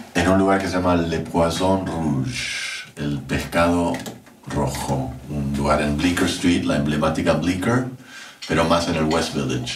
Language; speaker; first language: Spanish; early bilingual, heritage; Spanish